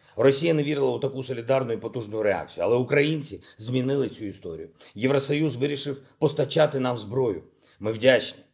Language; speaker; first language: Ukrainian; non-native, local second language; Russian